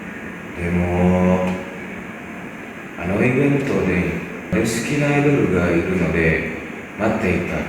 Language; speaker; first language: Japanese; non-native, learner; Indonesian